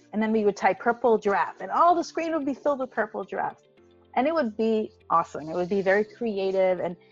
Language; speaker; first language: English; non-native, fluent; Hebrew